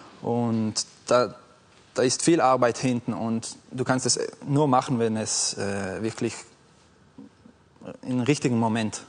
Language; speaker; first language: German; non-native, fluent; Italian